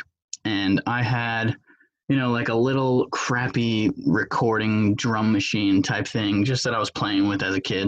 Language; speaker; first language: English; native; English